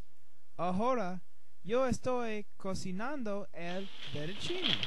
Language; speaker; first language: Spanish; non-native, learner; English